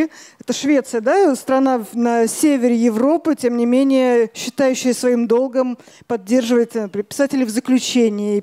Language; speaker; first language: Russian; native; Russian